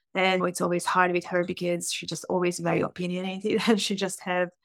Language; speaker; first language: English; non-native, fluent; Hungarian